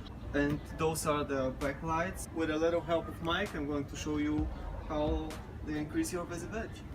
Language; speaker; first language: English; non-native, fluent; Bulgarian